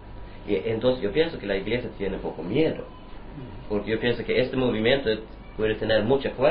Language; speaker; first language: Spanish; non-native, learner; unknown